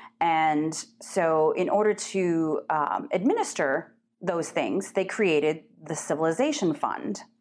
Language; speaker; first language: English; native; English